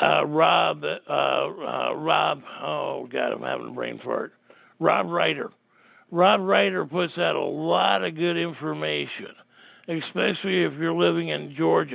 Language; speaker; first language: English; native; English